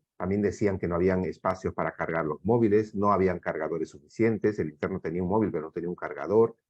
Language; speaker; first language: Spanish; native; Spanish